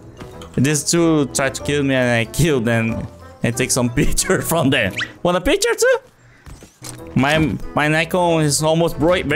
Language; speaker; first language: English; non-native, learner; Portuguese